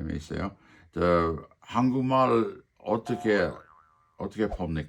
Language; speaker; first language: Korean; non-native, fluent; English